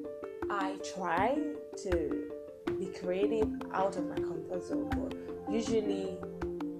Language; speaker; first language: English; non-native, local second language; Ibibio